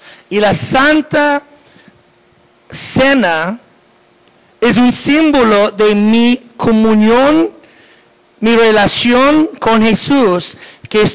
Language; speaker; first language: Spanish; non-native, fluent; English